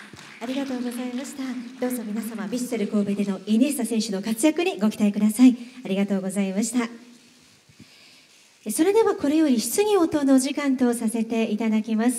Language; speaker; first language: Japanese; native; Japanese